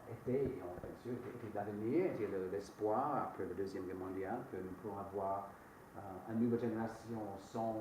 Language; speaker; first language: French; non-native, fluent; English